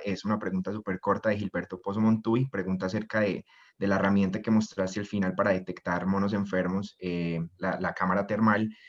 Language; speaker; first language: Spanish; native; Spanish